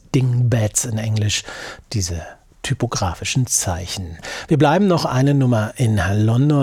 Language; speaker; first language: German; native; German